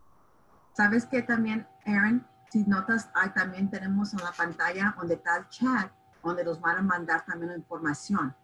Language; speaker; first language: Spanish; early bilingual, heritage; Spanish